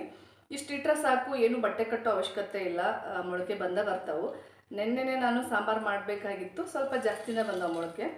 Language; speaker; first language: Kannada; native; Kannada